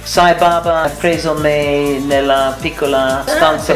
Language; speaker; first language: Italian; non-native, learner; English